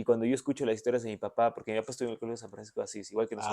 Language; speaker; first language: Spanish; native; Spanish